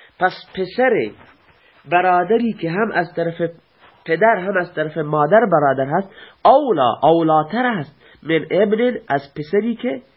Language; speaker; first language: Persian; non-native, local second language; Baluchi